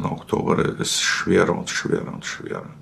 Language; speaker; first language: German; non-native, fluent; Russian